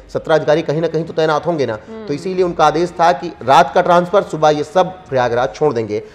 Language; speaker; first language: Hindi; native; Hindi